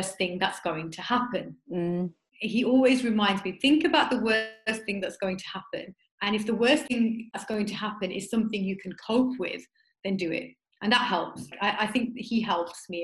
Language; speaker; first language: English; native; English